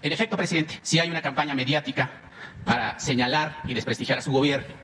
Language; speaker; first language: Spanish; native; Spanish